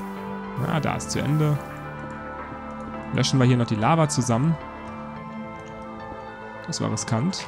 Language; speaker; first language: German; native; German